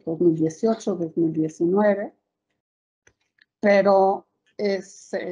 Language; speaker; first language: Spanish; native; Spanish